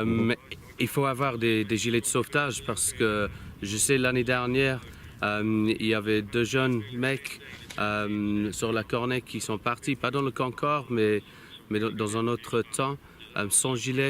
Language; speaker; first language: French; non-native, learner; English